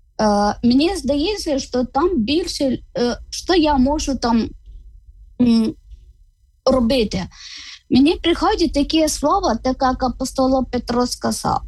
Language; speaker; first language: Ukrainian; non-native, learner; Malayalam